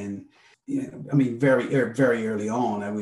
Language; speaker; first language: English; native; English